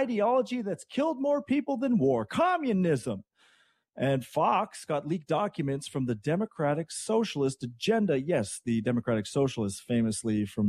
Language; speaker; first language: English; native; English